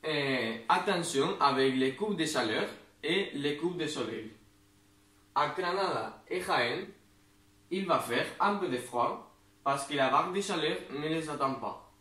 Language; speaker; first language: French; non-native, learner; Spanish